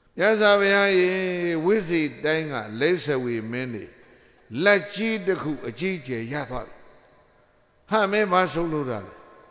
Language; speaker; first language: Burmese; native; Burmese